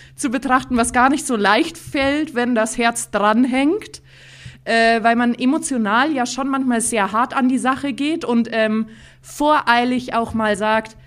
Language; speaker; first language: German; native; German